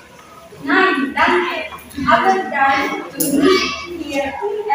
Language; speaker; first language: German; non-native, learner; Indonesian